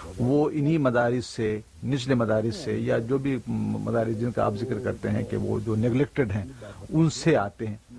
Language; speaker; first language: Urdu; native; Urdu